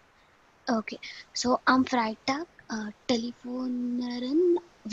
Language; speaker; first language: German; non-native, learner; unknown